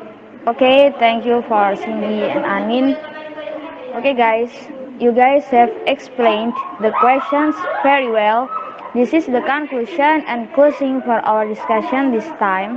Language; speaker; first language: English; non-native, learner; Indonesian